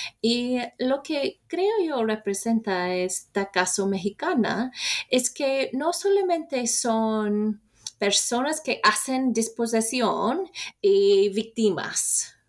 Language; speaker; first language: Spanish; non-native, fluent; English